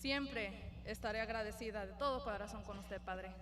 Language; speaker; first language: Spanish; early bilingual, heritage; Spanish